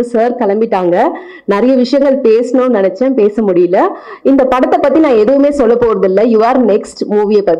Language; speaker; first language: Tamil; native; Tamil